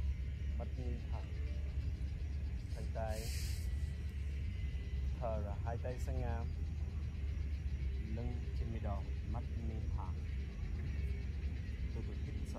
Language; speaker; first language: Vietnamese; non-native, learner; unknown